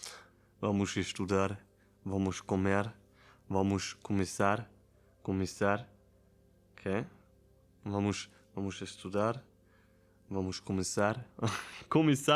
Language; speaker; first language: Portuguese; non-native, learner; German